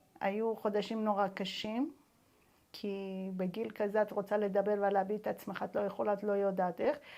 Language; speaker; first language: Hebrew; non-native, fluent; Persian